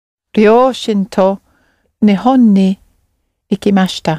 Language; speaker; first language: Japanese; non-native, learner; English